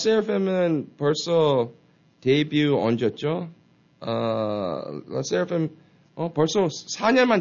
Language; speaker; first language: Korean; early bilingual, heritage; Korean